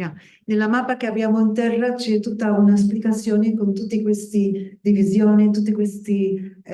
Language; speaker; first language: Italian; non-native, fluent; Spanish